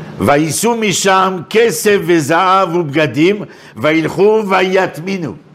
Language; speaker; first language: Hebrew; non-native, fluent; French